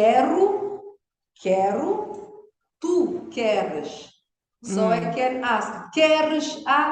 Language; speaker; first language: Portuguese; non-native, local second language; Kabuverdianu